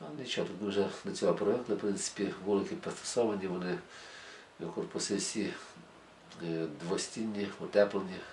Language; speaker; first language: Ukrainian; native; Ukrainian